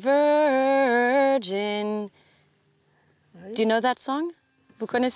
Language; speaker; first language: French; non-native, fluent; English